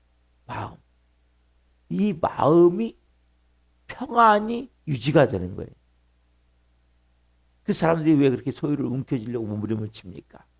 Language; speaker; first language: Korean; native; Korean